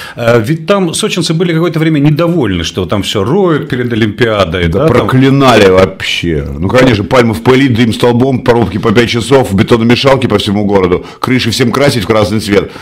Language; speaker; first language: Russian; native; Russian